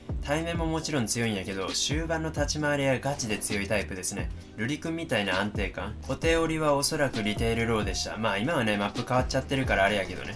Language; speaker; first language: Japanese; native; Japanese